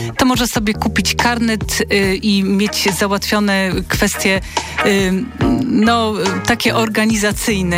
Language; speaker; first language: Polish; native; Polish